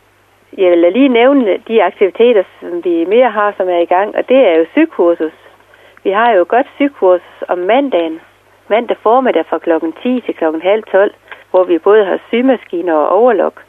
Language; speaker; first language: Danish; native; Danish